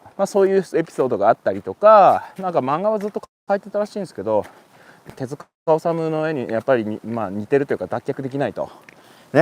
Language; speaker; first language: Japanese; native; Japanese